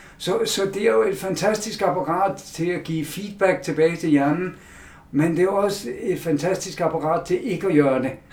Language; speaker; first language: Danish; native; Danish